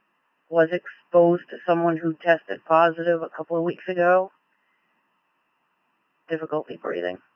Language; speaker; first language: English; native; English